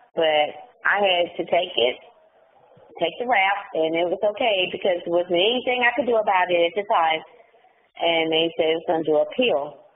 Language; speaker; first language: English; native; English